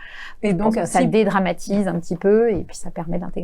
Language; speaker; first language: French; native; French